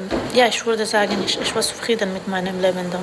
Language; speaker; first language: German; non-native, learner; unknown